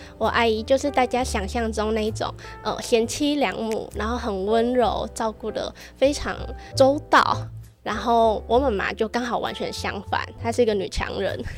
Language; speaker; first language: Chinese; early bilingual, other home language; Vietnamese